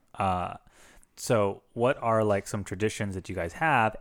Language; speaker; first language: English; early bilingual, other home language; Filipino